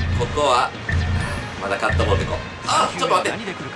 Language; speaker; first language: Japanese; native; Japanese